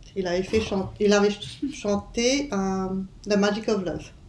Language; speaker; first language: French; non-native, fluent; English